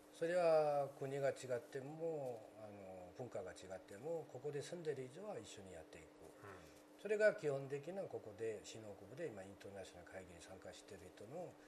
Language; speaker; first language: Japanese; non-native, fluent; Korean